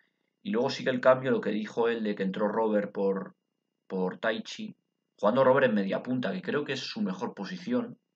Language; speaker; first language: Spanish; native; Spanish